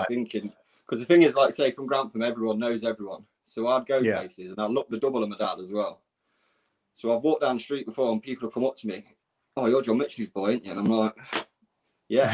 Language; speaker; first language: English; native; English